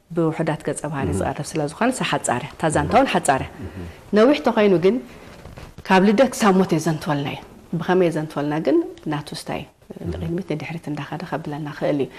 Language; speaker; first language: Tigrinya; native; Tigrinya